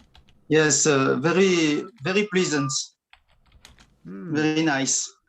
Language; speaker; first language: English; non-native, fluent; French